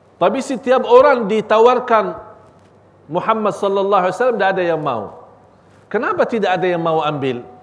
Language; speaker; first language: Malay; non-native, fluent; Arabic